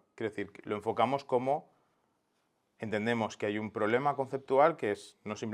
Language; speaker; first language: Spanish; native; Spanish